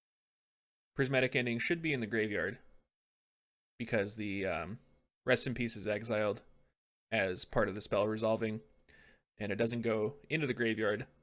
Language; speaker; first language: English; native; English